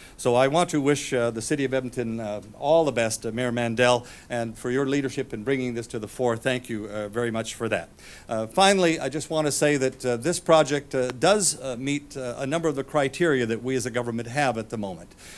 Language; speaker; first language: English; native; English